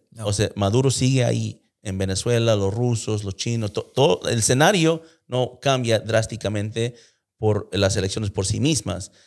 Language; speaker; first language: Spanish; early bilingual, heritage; Spanish